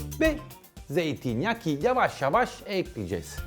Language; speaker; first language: Turkish; non-native, learner; Italian